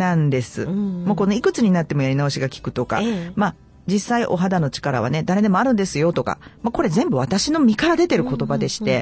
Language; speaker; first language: Japanese; native; Japanese